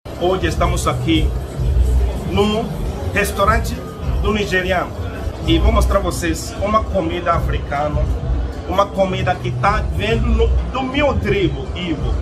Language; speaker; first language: Portuguese; non-native, learner; Igbo